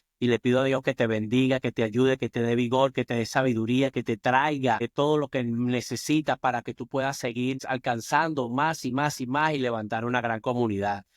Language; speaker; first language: Spanish; native; Spanish